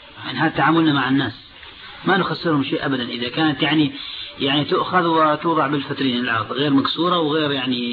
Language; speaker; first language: Arabic; native; Arabic